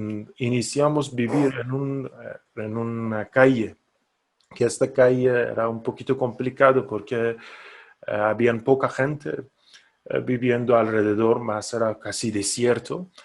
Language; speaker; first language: Spanish; non-native, fluent; Persian